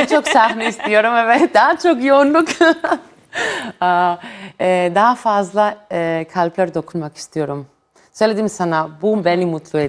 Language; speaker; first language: Turkish; non-native, fluent; Greek